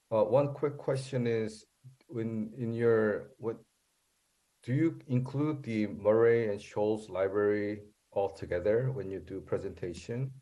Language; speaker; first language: English; non-native, fluent; Korean